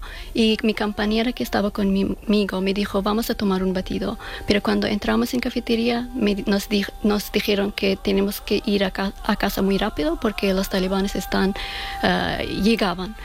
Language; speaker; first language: Spanish; non-native, fluent; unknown